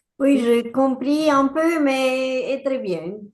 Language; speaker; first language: French; non-native, learner; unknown